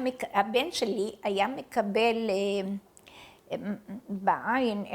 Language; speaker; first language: Hebrew; early bilingual, other home language; Arabic